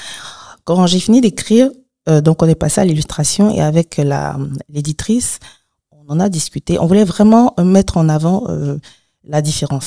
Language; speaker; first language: French; native; French